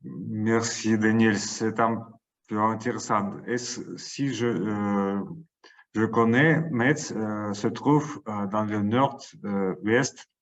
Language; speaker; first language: French; non-native, learner; Russian